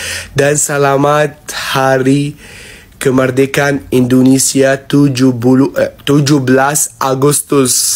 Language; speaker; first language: Indonesian; non-native, fluent; Arabic